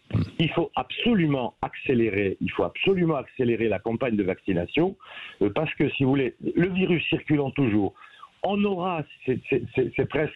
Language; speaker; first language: French; native; French